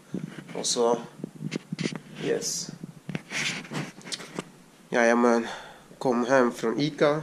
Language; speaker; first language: Swedish; non-native, fluent; Russian